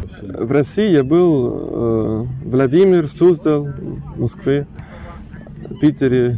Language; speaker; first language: Russian; non-native, learner; Spanish